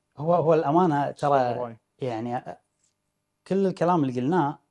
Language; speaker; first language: Arabic; native; Arabic